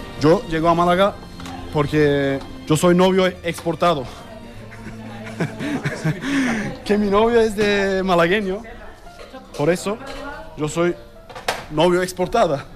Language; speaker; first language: Spanish; non-native, learner; Turkish